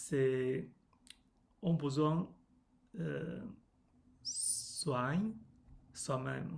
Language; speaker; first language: French; non-native, learner; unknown